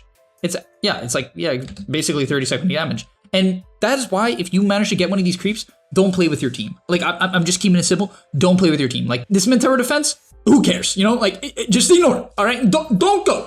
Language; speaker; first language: English; native; English